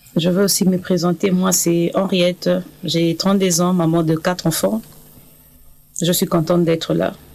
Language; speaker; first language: French; native; French